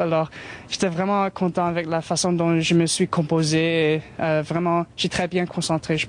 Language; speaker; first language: French; non-native, local second language; English